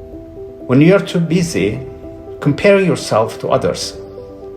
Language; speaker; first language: English; non-native, fluent; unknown